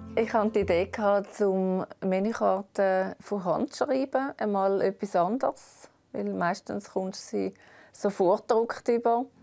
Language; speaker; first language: German; native; German